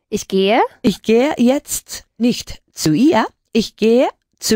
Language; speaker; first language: German; non-native, learner; Spanish